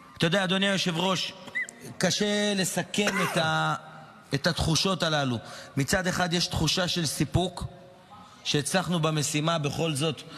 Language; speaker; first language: Hebrew; native; Hebrew